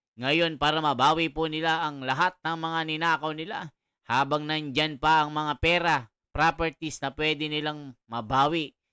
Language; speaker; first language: Filipino; native; Filipino